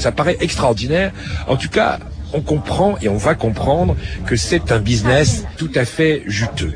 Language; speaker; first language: French; native; French